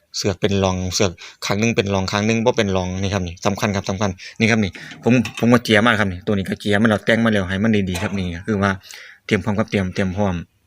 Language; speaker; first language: Thai; native; Thai